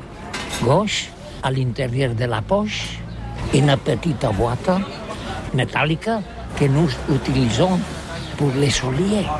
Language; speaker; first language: French; non-native, learner; Catalan